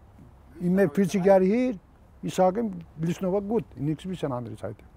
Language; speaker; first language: German; non-native, learner; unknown